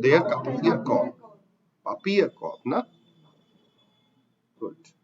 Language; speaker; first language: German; non-native, fluent; Hindi